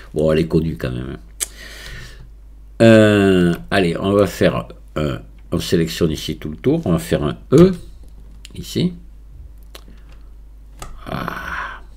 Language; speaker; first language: French; native; French